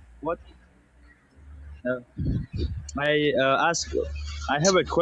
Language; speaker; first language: English; non-native, learner; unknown